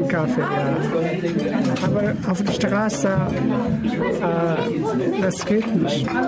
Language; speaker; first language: German; non-native, learner; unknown